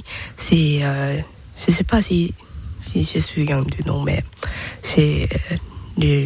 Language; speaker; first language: French; non-native, learner; Thai